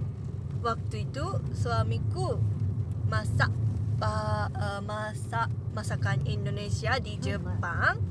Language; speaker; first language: Indonesian; non-native, learner; Japanese